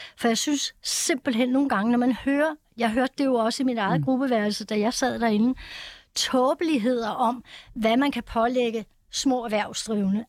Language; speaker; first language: Danish; native; Danish